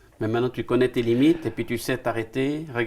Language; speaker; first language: French; native; French